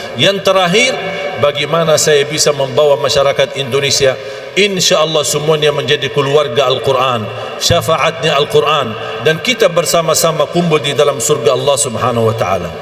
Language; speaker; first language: Malay; non-native, fluent; Arabic